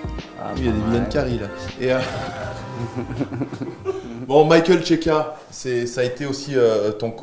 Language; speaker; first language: French; native; French